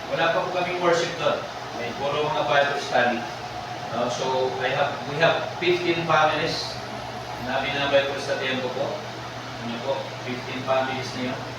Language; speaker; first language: Filipino; non-native, local second language; Bikol